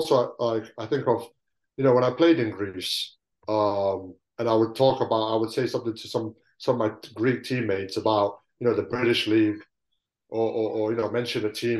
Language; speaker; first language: English; native; English